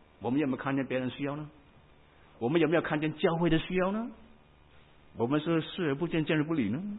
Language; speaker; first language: Chinese; non-native, local second language; Cantonese